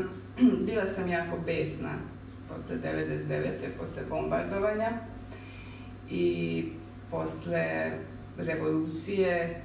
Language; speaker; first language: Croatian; non-native, local second language; Hungarian